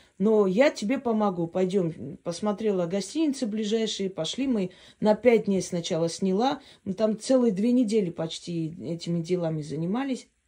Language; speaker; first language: Russian; non-native, local second language; Armenian